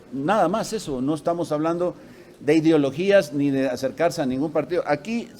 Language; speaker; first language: Spanish; native; Spanish